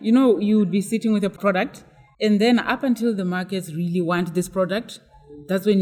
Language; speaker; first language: English; non-native, local second language; Tswana